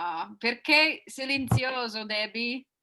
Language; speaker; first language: Italian; non-native, fluent; English